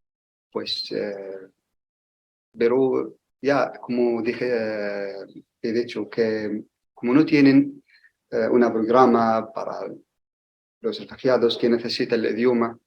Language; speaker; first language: Spanish; non-native, learner; Arabic